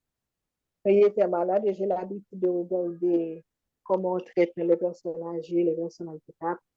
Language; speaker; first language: French; non-native, local second language; Haitian Creole